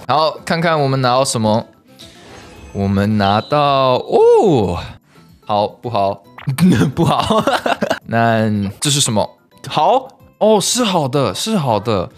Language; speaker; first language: Chinese; early bilingual, heritage; Chinese